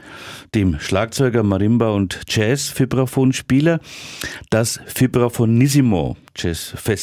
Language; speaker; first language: German; native; German